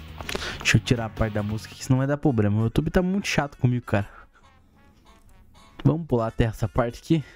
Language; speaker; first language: Portuguese; native; Portuguese